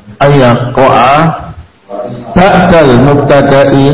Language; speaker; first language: Arabic; non-native, learner; Indonesian